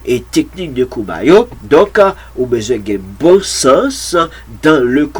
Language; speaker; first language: French; non-native, local second language; Haitian Creole